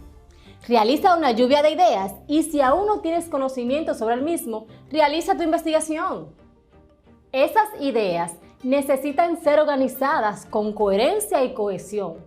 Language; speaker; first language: Spanish; native; Spanish